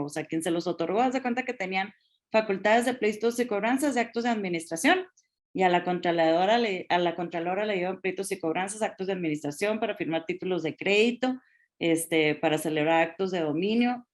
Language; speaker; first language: Spanish; native; Spanish